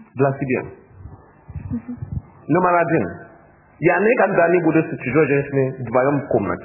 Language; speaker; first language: Russian; non-native, learner; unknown